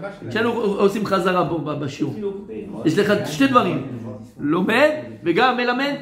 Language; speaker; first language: Hebrew; non-native, fluent; French